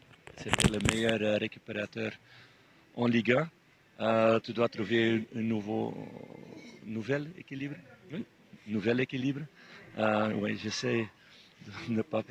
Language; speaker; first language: French; non-native, fluent; Dutch